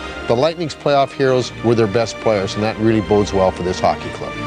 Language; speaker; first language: English; native; English